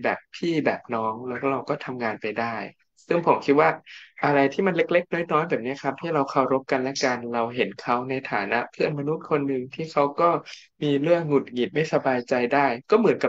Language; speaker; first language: Thai; native; Thai